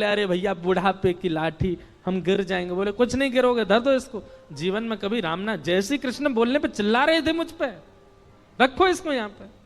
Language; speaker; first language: Hindi; native; Hindi